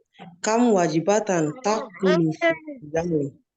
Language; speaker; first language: Arabic; non-native, learner; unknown